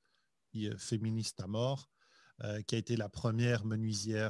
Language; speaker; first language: French; native; French